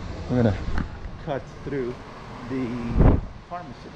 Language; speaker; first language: English; native; English